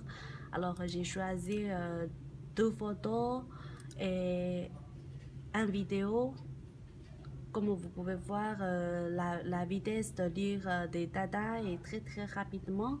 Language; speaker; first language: French; non-native, learner; Chinese